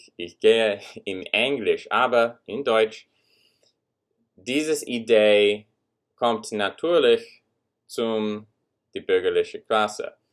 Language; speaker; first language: German; non-native, learner; English